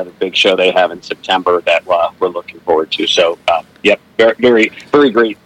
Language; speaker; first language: English; native; English